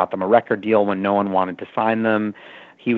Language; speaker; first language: English; native; English